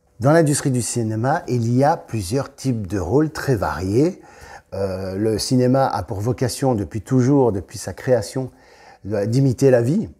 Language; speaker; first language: French; native; French